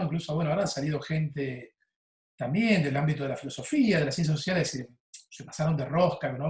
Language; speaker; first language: Spanish; native; Spanish